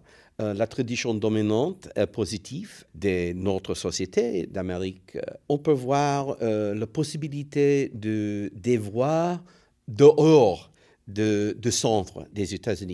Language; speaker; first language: French; non-native, fluent; English